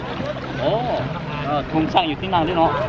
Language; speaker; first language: Thai; non-native, learner; Hmong